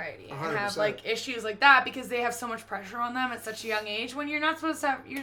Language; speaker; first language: English; native; English